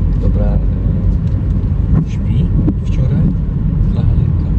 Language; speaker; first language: Polish; non-native, learner; Hungarian